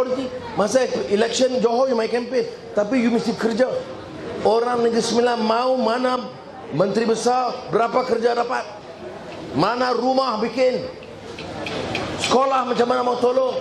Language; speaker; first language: Malay; native; Malay